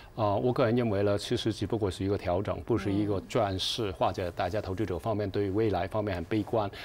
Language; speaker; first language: Chinese; non-native, fluent; Cantonese